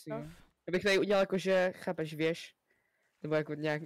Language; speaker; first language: Czech; native; Czech